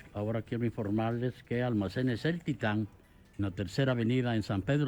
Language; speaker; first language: Spanish; native; Spanish